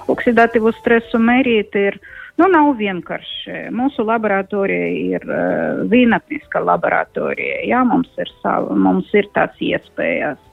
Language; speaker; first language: Latvian; non-native, local second language; Russian